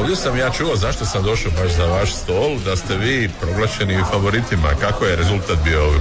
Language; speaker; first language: Serbian; native; Serbian